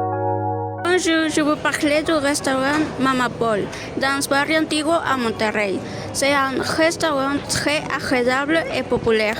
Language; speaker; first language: French; non-native, learner; Spanish